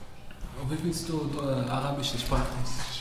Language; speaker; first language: German; non-native, learner; Arabic